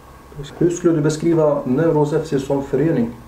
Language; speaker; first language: Swedish; native; Swedish